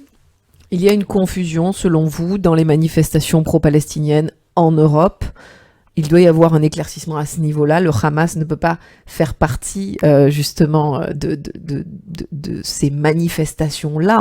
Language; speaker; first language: French; native; French